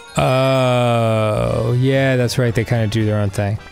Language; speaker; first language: English; native; English